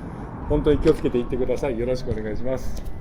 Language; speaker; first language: Japanese; native; Japanese